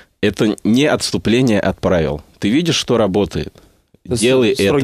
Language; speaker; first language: Russian; native; Russian